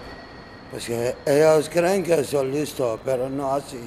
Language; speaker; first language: Spanish; non-native, learner; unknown